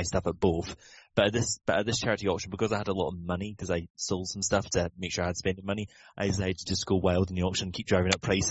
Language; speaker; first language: English; native; English